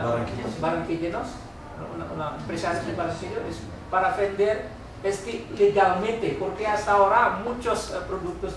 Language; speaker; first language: Spanish; non-native, learner; Indonesian